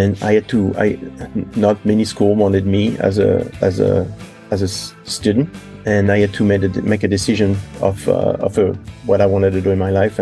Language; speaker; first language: English; non-native, fluent; French